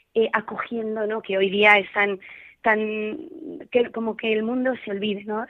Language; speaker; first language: Spanish; native; Spanish